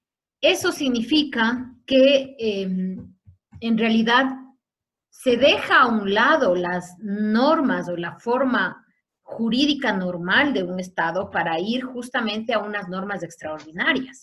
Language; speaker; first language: Spanish; native; Spanish